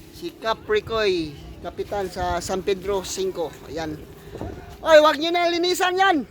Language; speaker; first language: Filipino; non-native, local second language; Cebuano